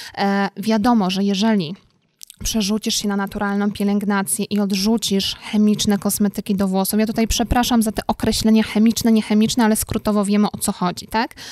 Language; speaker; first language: Polish; native; Polish